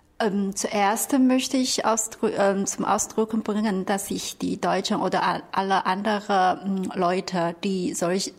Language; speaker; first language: German; non-native, fluent; Chinese